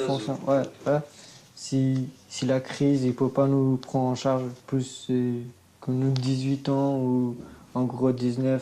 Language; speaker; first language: French; non-native, fluent; Persian